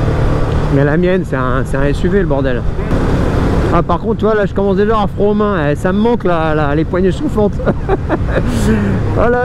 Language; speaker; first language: French; native; French